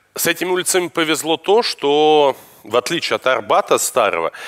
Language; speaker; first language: Russian; native; Russian